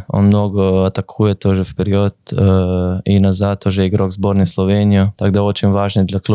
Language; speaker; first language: Russian; non-native, learner; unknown